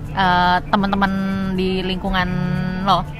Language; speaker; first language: Indonesian; native; Indonesian